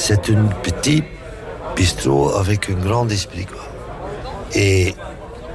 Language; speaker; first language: French; non-native, local second language; Dutch